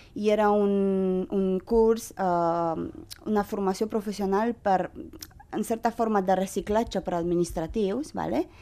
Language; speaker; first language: Catalan; non-native, fluent; Romanian